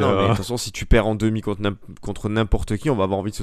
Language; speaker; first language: French; native; French